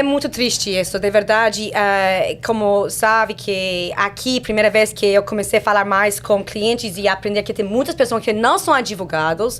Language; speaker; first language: Portuguese; non-native, fluent; English